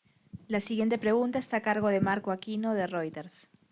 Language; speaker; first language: Spanish; native; Spanish